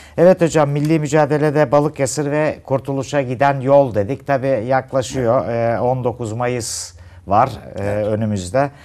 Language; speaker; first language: Turkish; native; Turkish